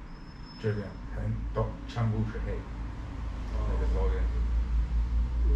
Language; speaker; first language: Chinese; non-native, learner; English